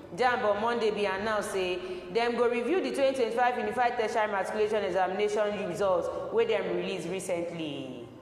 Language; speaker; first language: Nigerian Pidgin; non-native, local second language; Yoruba